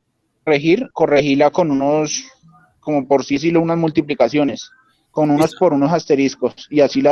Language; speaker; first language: Spanish; native; Spanish